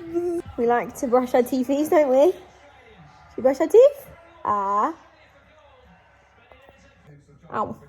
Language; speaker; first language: English; native; English